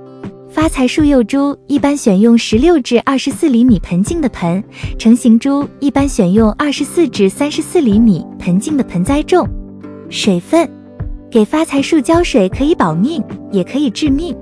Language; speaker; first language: Chinese; native; Chinese